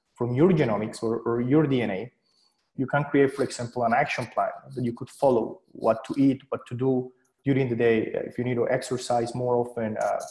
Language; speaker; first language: English; non-native, fluent; Spanish